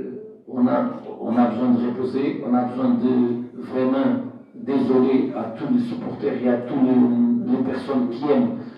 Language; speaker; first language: French; non-native, fluent; Portuguese